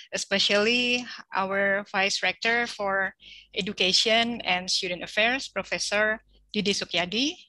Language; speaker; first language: English; non-native, fluent; Indonesian